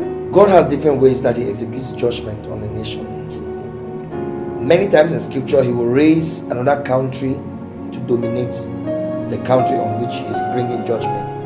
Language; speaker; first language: English; native; English